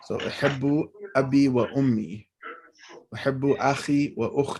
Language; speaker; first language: Arabic; non-native, fluent; English